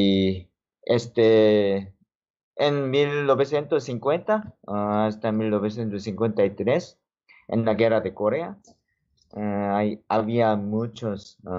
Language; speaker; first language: Spanish; non-native, learner; Korean